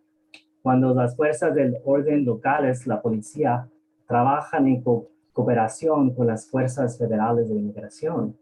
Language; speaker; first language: Spanish; early bilingual, heritage; Spanish